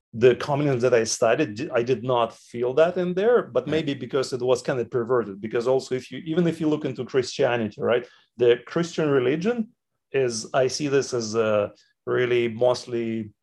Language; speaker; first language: English; non-native, fluent; Russian